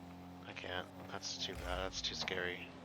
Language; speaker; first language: English; native; English